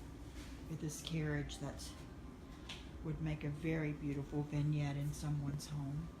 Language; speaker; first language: English; native; English